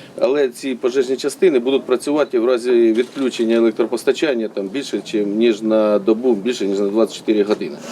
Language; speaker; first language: Ukrainian; native; Ukrainian